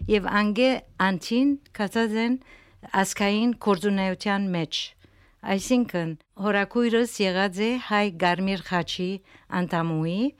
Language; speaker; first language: Armenian; early bilingual, heritage; Armenian